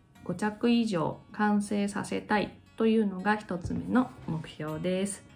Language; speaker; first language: Japanese; native; Japanese